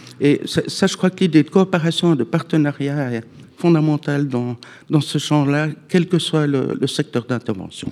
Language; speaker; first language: French; native; French